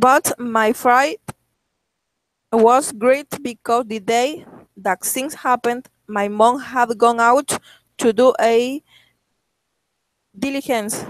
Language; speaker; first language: English; non-native, learner; Spanish